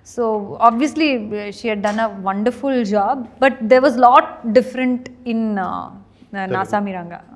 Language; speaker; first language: English; non-native, local second language; Kannada